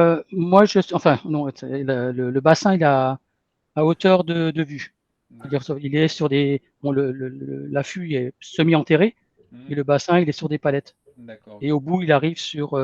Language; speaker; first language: French; native; French